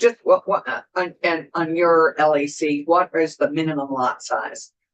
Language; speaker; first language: English; native; English